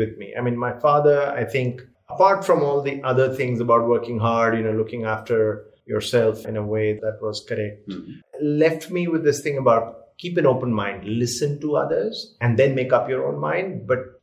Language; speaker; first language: English; non-native, local second language; Hindi